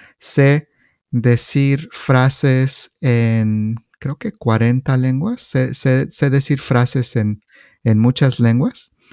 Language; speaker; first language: Spanish; native; Spanish